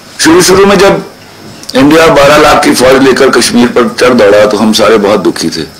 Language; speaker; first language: Urdu; non-native, local second language; Punjabi